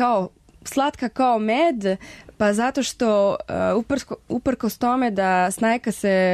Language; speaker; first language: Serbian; non-native, fluent; Spanish